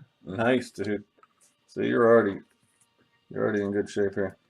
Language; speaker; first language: English; native; English